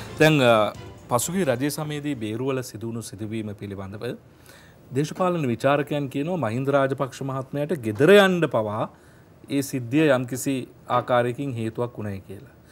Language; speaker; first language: Sinhala; native; Sinhala